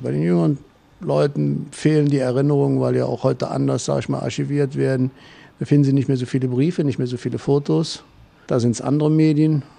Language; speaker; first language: German; native; German